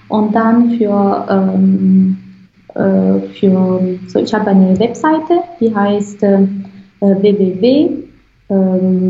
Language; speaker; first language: German; non-native, fluent; Italian